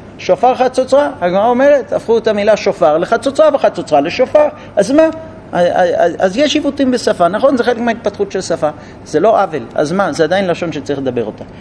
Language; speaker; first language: Hebrew; non-native, fluent; English